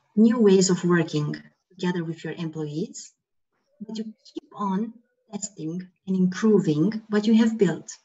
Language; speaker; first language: English; non-native, fluent; Romanian